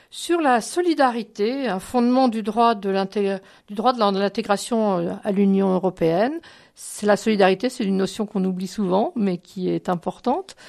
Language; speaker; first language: French; native; French